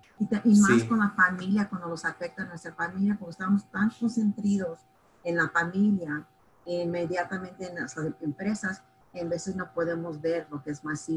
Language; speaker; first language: Spanish; early bilingual, heritage; Spanish